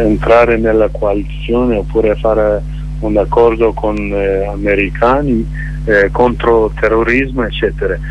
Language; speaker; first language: Italian; non-native, learner; Kurdish